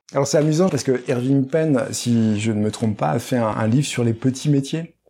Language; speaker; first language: French; native; French